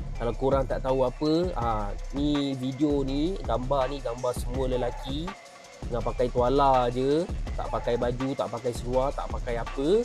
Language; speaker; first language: Malay; native; Malay